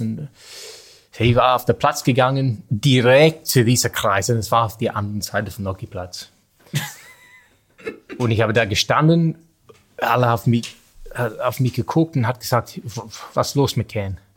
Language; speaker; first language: German; non-native, learner; English